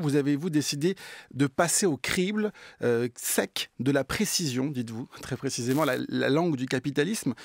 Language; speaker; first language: French; native; French